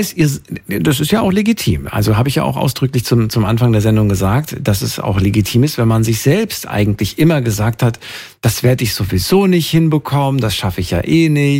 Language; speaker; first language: German; native; German